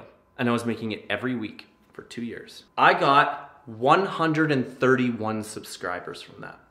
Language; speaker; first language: English; native; English